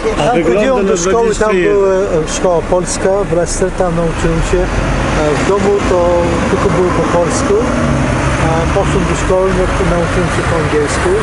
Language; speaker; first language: Polish; early bilingual, heritage; Polish